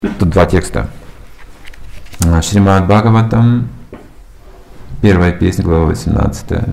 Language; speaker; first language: Russian; native; Russian